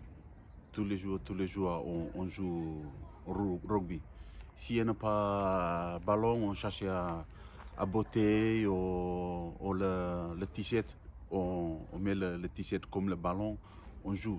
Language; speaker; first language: French; non-native, learner; Fijian